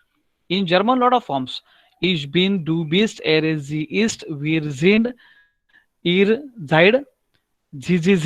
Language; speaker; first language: German; non-native, learner; Marathi